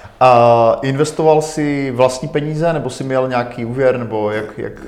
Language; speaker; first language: Czech; native; Czech